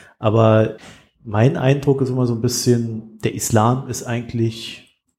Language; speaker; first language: German; native; German